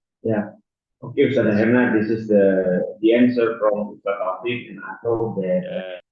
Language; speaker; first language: English; non-native, learner; Indonesian